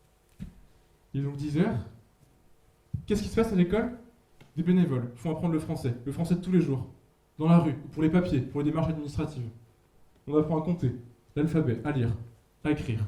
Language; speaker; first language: French; native; French